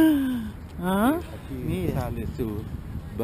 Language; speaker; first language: Spanish; non-native, fluent; German